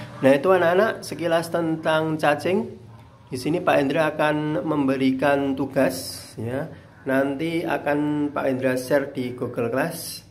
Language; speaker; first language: Indonesian; native; Indonesian